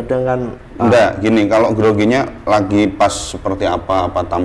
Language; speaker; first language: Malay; non-native, local second language; Javanese